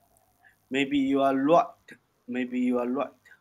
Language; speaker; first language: English; non-native, learner; Chinese